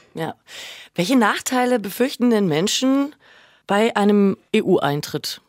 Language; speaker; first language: German; native; German